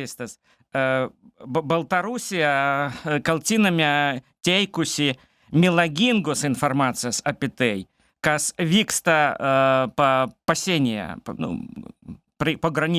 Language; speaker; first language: Lithuanian; non-native, learner; Belarusian